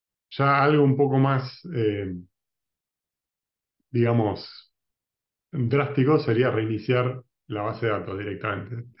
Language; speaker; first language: Spanish; native; Spanish